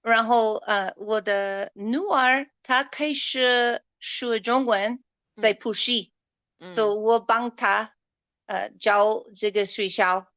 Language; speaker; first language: Chinese; non-native, learner; English